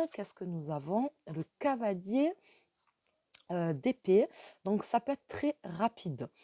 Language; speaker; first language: French; native; French